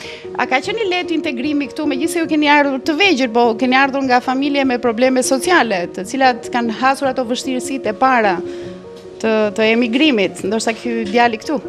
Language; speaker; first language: Albanian; native; Albanian